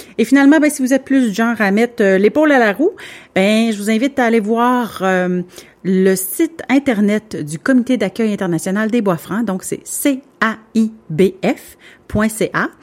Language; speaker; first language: French; native; French